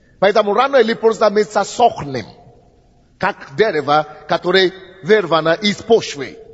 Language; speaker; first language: Russian; non-native, fluent; Yoruba